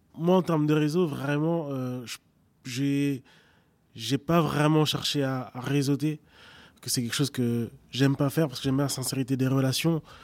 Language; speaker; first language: French; early bilingual, other home language; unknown